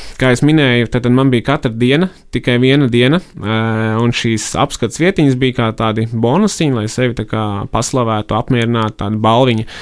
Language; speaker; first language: Latvian; native; Latvian